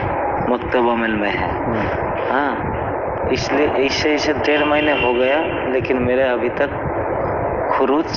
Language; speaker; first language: Hindi; non-native, local second language; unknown